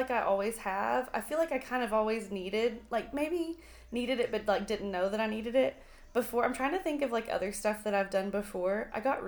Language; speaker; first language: English; native; English